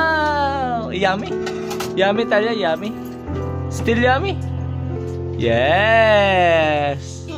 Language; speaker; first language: Filipino; non-native, local second language; Bikol